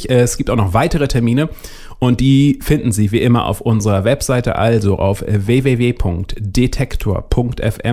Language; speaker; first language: German; native; German